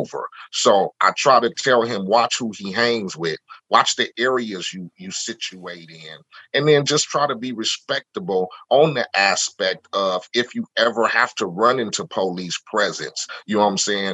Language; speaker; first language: English; native; English